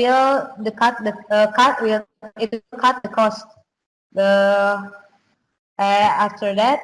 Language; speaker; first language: English; non-native, learner; Indonesian